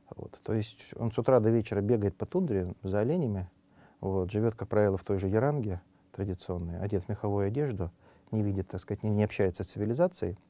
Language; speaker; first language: Russian; native; Russian